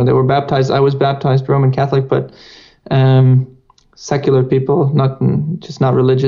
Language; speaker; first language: English; non-native, fluent; Dutch